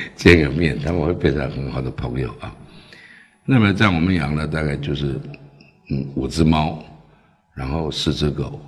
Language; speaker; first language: Chinese; early bilingual, other home language; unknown